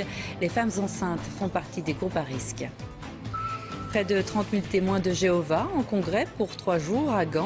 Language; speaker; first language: French; native; French